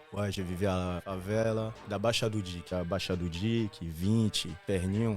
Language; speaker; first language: French; non-native, fluent; Portuguese